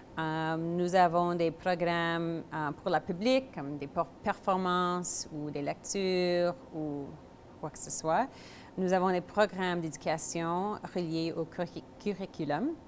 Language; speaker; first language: French; non-native, local second language; English